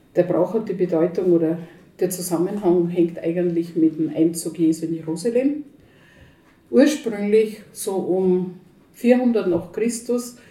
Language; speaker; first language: German; native; German